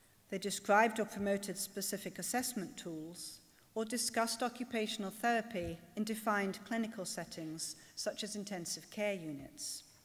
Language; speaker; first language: English; native; English